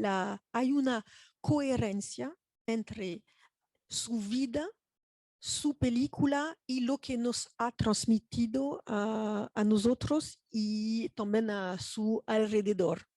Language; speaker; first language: Spanish; non-native, fluent; French